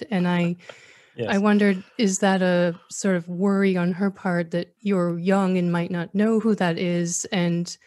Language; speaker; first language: English; native; English